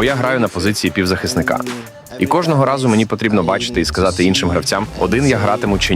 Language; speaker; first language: Ukrainian; non-native, learner; Portuguese